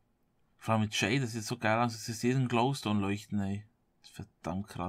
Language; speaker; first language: German; native; German